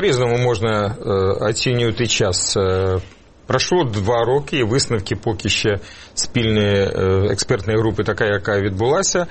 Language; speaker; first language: Ukrainian; native; Ukrainian